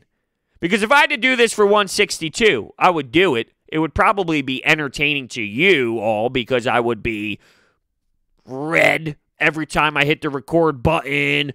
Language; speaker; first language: English; native; English